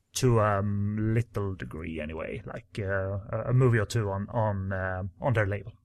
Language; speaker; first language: English; non-native, fluent; Swedish